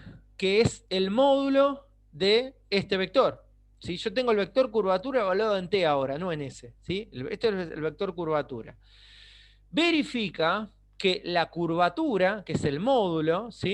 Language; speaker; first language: Spanish; native; Spanish